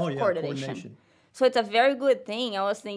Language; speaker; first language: English; non-native, learner; Portuguese